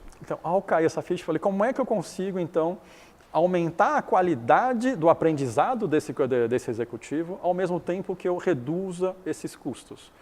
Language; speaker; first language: Portuguese; early bilingual, other home language; Chinese